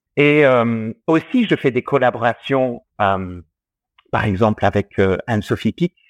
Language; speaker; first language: French; early bilingual, heritage; English